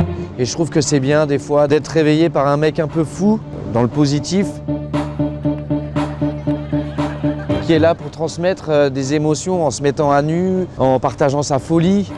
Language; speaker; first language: French; native; French